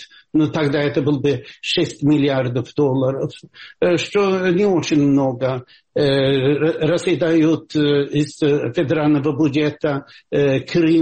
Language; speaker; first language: Russian; non-native, fluent; Swedish